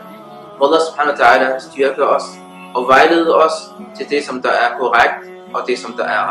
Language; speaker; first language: Danish; early bilingual, other home language; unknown